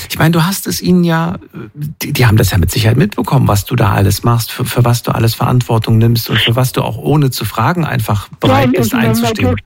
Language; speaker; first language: German; native; German